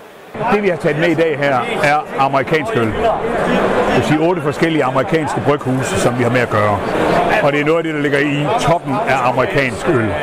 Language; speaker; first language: Danish; native; Danish